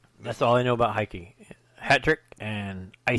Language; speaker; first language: English; native; English